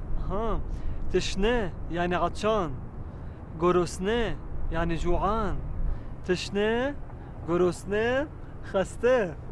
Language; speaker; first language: Persian; non-native, learner; Arabic